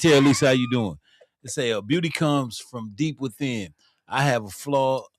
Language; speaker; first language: English; native; English